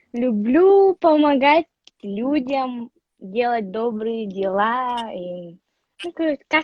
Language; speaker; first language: Russian; non-native, local second language; Yakut